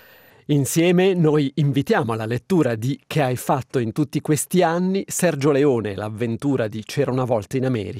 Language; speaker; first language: Italian; native; Italian